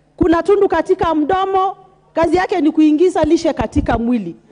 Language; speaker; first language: Swahili; non-native, local second language; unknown